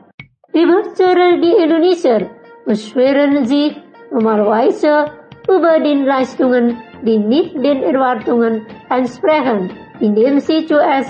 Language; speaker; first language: German; non-native, learner; Indonesian